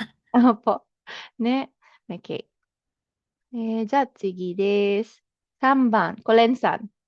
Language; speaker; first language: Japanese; non-native, fluent; Filipino